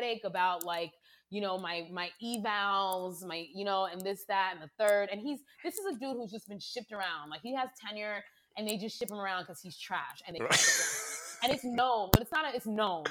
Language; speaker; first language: English; native; English